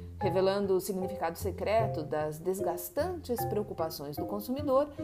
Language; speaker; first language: Portuguese; native; Portuguese